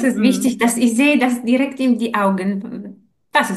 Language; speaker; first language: German; non-native, learner; Polish